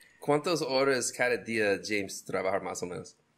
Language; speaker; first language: Spanish; non-native, learner; English